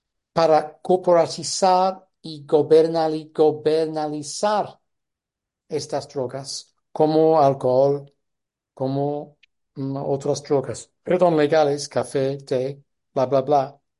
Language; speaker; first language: Spanish; non-native, fluent; English